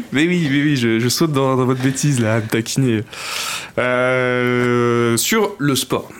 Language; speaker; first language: French; native; French